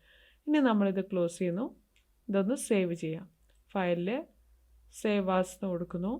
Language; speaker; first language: Malayalam; native; Malayalam